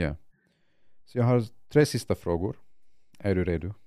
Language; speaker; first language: Swedish; non-native, fluent; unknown